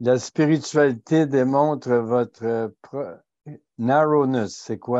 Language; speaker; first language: French; native; French